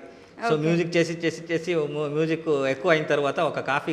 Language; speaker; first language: Telugu; non-native, local second language; Kannada